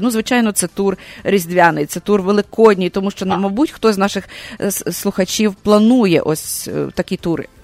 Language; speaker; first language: Ukrainian; native; Ukrainian